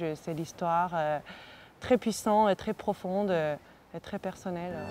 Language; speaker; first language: French; non-native, fluent; Korean